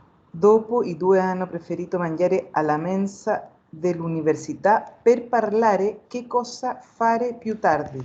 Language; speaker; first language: Italian; non-native, learner; Spanish